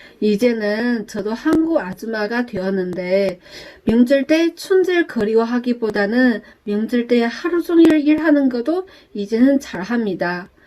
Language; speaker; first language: Korean; non-native, learner; Chinese